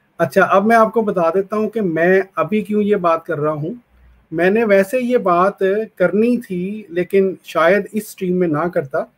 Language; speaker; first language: Urdu; non-native, local second language; Punjabi